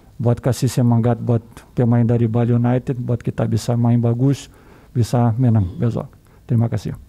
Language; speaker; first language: Indonesian; non-native, learner; Portuguese